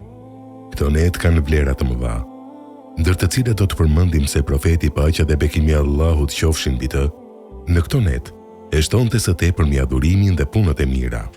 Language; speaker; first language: Albanian; native; Albanian